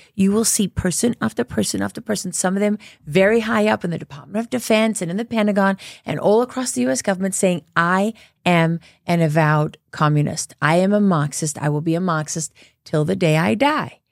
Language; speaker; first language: English; native; English